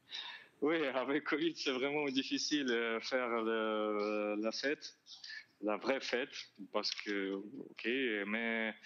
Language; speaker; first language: French; non-native, learner; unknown